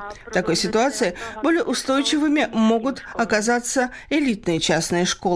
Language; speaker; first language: Russian; native; Russian